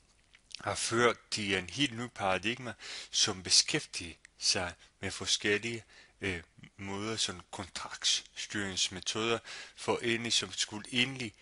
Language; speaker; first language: Danish; non-native, fluent; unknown